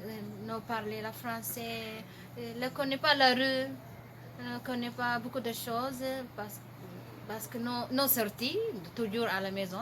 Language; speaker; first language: French; non-native, learner; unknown